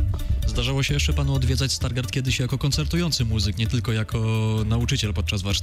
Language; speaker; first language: Polish; native; Polish